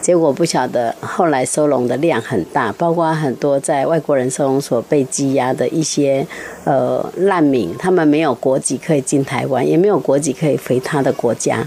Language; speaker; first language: Chinese; native; Chinese